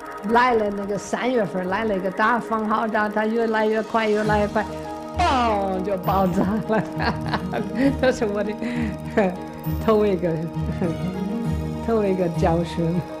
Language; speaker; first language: Chinese; non-native, fluent; English